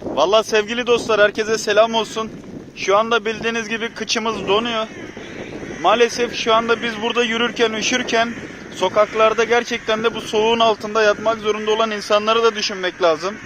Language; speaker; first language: Turkish; native; Turkish